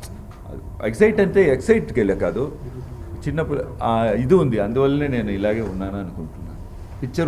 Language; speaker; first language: Telugu; non-native, fluent; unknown